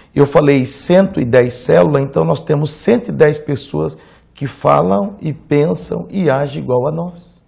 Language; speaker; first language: Portuguese; native; Portuguese